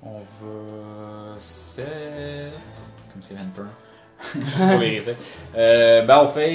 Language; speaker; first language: French; native; French